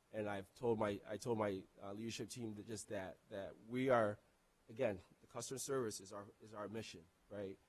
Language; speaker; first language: English; non-native, local second language; Akan